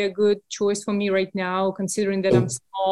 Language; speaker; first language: English; non-native, fluent; Russian